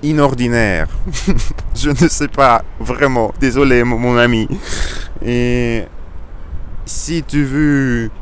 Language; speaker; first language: French; non-native, learner; Russian